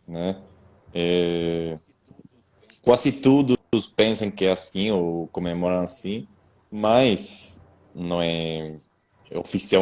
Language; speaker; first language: Portuguese; non-native, fluent; Spanish